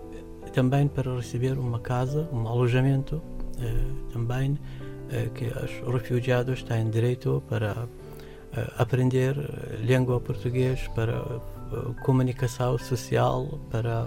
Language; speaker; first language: Portuguese; non-native, learner; Arabic